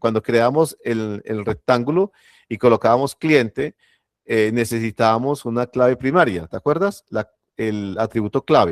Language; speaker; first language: Spanish; native; Spanish